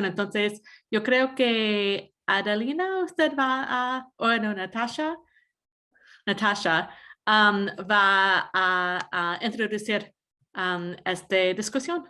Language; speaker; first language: Spanish; non-native, fluent; English